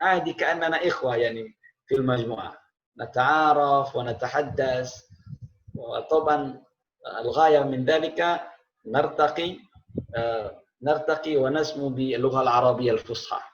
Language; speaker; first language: Arabic; non-native, fluent; Indonesian